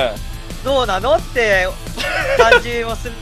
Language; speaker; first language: Japanese; native; Japanese